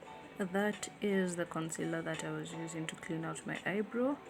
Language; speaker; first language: English; non-native, local second language; Swahili